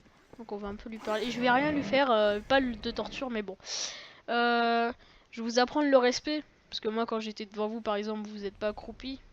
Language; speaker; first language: French; native; French